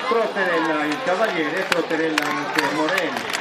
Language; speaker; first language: Italian; native; Italian